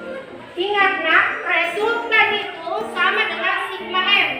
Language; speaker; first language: Indonesian; native; Indonesian